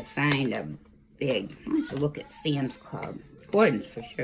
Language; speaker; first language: English; native; English